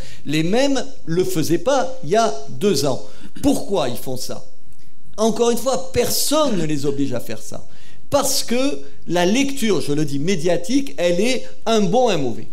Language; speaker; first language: French; native; French